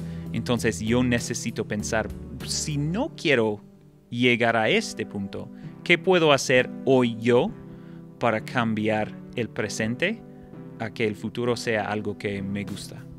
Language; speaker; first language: Spanish; non-native, fluent; English